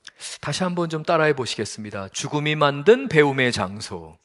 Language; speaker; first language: Korean; native; Korean